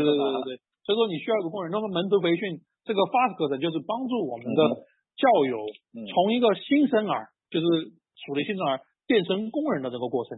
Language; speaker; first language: Chinese; native; Chinese